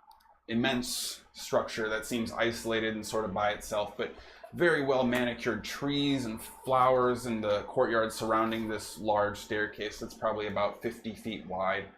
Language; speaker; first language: English; native; English